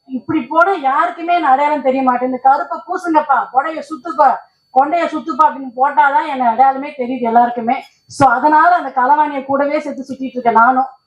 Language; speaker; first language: Tamil; non-native, local second language; Telugu